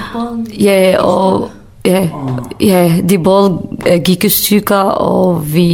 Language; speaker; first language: Danish; non-native, learner; Kurdish